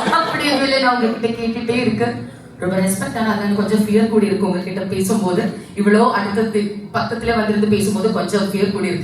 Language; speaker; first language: Tamil; non-native, learner; Malayalam